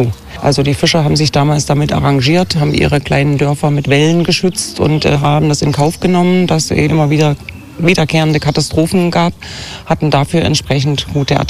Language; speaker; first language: German; native; German